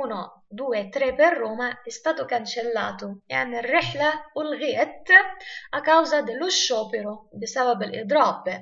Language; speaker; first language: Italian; non-native, fluent; Arabic